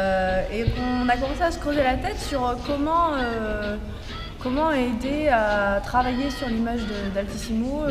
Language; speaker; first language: French; native; French